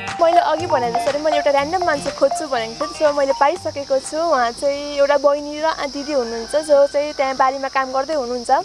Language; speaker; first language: Nepali; native; Nepali